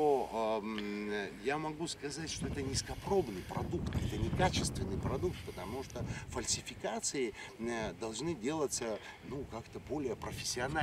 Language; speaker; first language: Russian; native; Russian